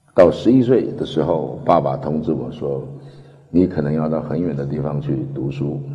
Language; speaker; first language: Chinese; early bilingual, other home language; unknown